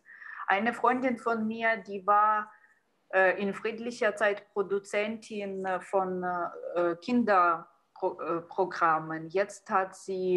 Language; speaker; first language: German; non-native, fluent; Ukrainian